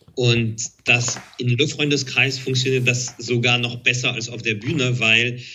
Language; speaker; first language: German; non-native, fluent; French